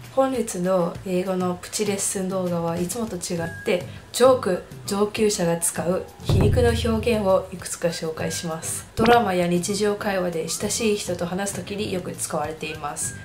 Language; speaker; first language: Japanese; early bilingual, heritage; Japanese